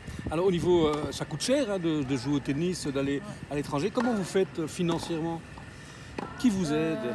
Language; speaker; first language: French; native; French